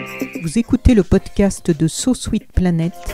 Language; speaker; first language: French; native; French